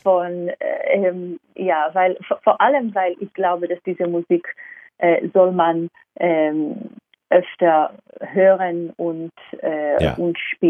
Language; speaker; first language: German; non-native, fluent; Hebrew